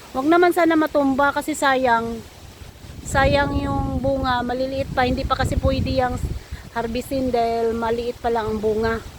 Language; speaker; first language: Filipino; non-native, local second language; Cebuano